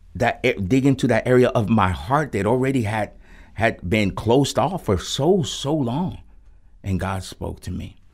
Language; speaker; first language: English; early bilingual, other home language; Spanish